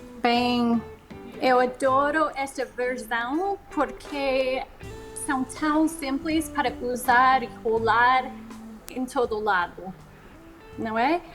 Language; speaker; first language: Portuguese; non-native, fluent; English